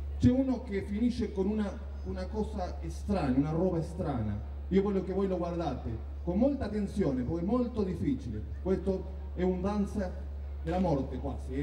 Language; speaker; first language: Italian; non-native, learner; Spanish